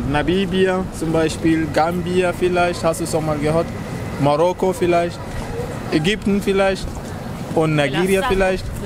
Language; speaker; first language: German; non-native, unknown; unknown